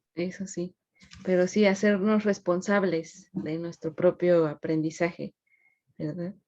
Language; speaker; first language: Spanish; native; Spanish